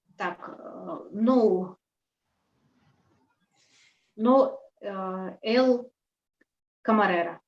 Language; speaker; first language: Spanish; non-native, learner; Russian